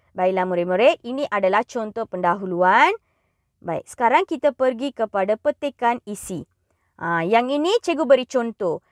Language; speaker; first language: Malay; non-native, local second language; Tamil